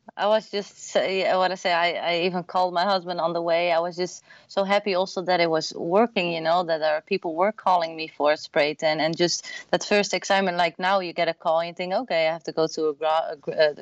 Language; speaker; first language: English; non-native, fluent; Dutch